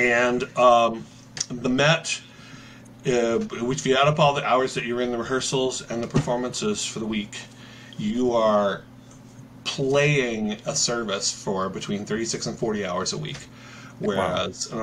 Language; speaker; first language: English; native; English